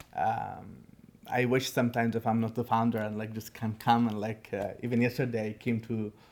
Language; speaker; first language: English; non-native, fluent; Arabic